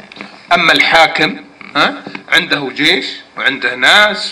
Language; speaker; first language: Arabic; native; Arabic